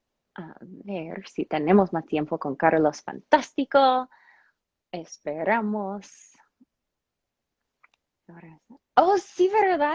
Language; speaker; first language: Spanish; non-native, fluent; English